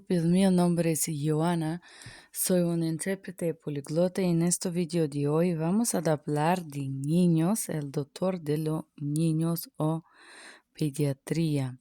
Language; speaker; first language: Spanish; non-native, learner; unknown